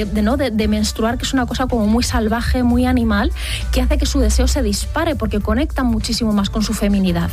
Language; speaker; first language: Spanish; native; Spanish